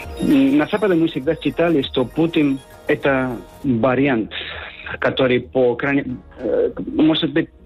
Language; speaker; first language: Russian; non-native, learner; Spanish